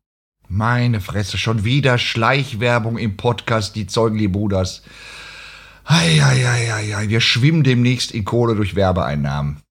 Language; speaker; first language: German; native; German